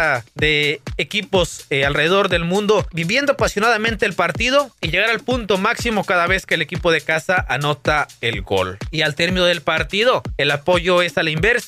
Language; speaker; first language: Spanish; native; Spanish